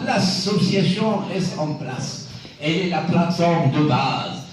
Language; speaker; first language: French; non-native, local second language; Arabic